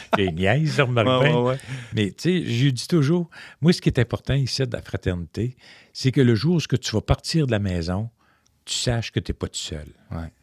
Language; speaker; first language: French; native; French